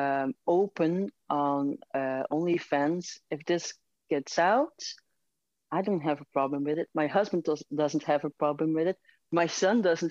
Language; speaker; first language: English; non-native, fluent; Dutch